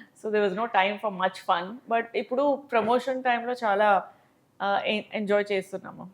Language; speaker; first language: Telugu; non-native, learner; Hindi